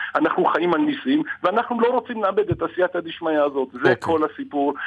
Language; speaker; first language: Hebrew; early bilingual, other home language; Arabic